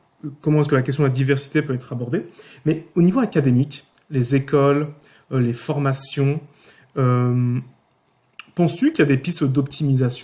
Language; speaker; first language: French; native; French